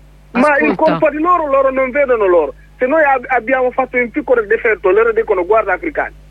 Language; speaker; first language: Italian; non-native, learner; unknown